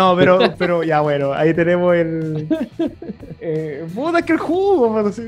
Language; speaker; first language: Spanish; native; Spanish